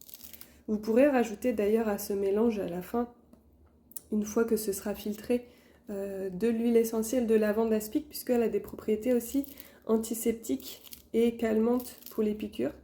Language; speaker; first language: French; native; French